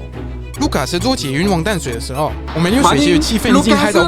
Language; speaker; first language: Chinese; native; Chinese